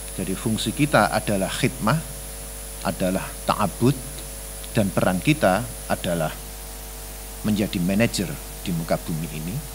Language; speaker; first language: Indonesian; native; Indonesian